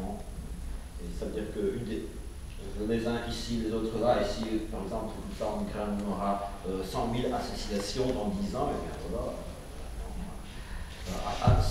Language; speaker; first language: French; non-native, fluent; Ukrainian